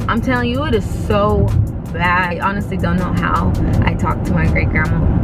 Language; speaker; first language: English; early bilingual, other home language; Spanish